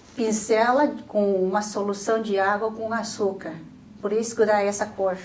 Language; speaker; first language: Portuguese; non-native, fluent; Chinese